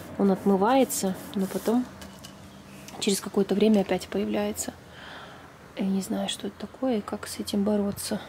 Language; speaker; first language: Russian; native; Russian